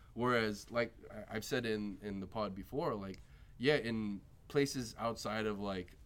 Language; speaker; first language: English; early bilingual, other home language; Korean